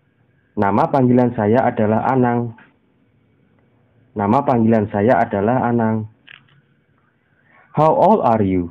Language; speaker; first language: Indonesian; native; Indonesian